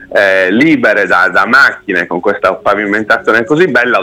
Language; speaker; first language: Italian; native; Italian